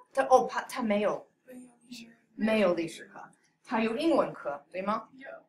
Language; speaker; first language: Chinese; non-native, fluent; English